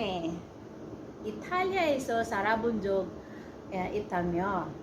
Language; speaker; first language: Korean; non-native, learner; Cebuano